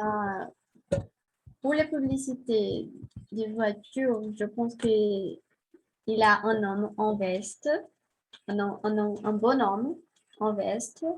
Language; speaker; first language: French; non-native, learner; Portuguese